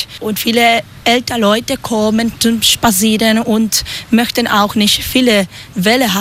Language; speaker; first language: German; non-native, learner; Spanish